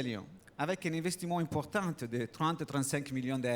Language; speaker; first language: French; non-native, learner; Italian